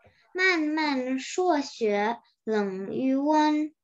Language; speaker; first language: Chinese; early bilingual, heritage; Chinese